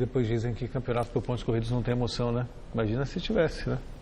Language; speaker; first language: Portuguese; native; Portuguese